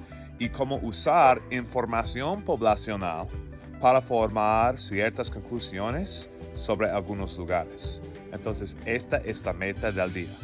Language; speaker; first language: Spanish; non-native, fluent; English